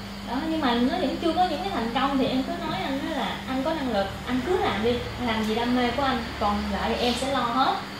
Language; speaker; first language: Vietnamese; native; Vietnamese